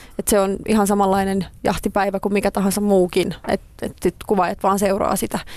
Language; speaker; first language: Finnish; native; Finnish